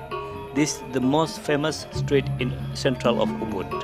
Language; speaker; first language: English; non-native, learner; Indonesian